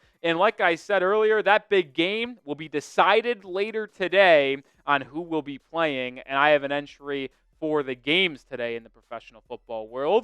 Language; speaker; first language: English; native; English